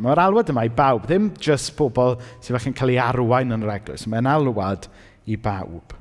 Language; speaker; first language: Welsh; native; Welsh